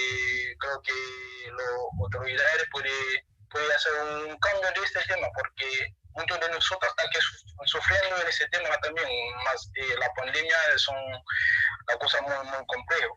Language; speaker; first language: Spanish; non-native, learner; Haitian Creole